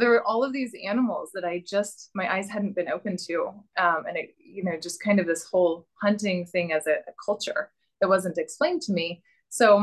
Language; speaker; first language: English; native; English